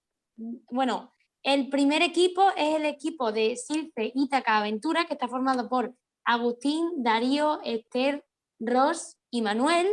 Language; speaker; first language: Spanish; native; Spanish